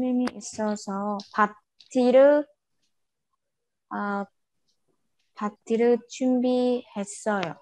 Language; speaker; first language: Korean; non-native, learner; Vietnamese